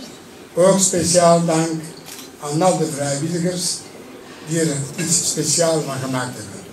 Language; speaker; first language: Dutch; early bilingual, other home language; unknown